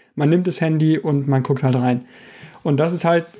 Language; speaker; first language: German; native; German